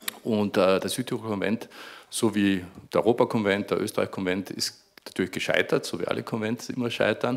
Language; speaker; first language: German; native; German